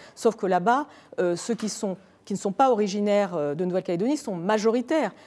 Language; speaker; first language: French; native; French